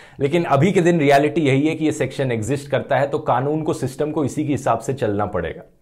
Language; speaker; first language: Hindi; native; Hindi